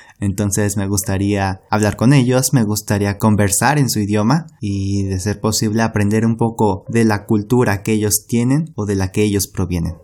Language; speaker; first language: Spanish; native; Spanish